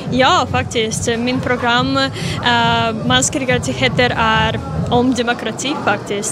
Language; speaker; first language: Swedish; non-native, fluent; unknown